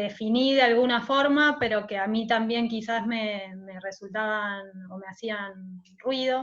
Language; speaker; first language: Spanish; native; Spanish